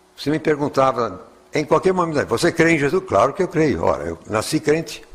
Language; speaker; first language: Portuguese; non-native, fluent; English